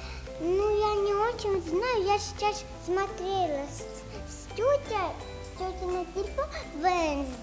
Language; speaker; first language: Russian; non-native, learner; Tajik